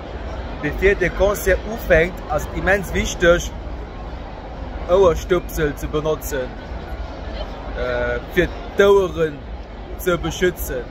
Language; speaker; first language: German; non-native, local second language; Luxembourgish